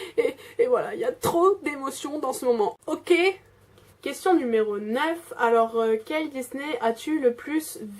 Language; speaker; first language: French; native; French